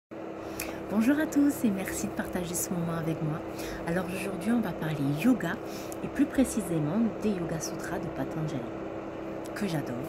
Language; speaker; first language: French; native; French